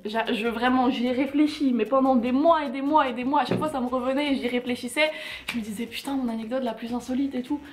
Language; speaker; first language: French; native; French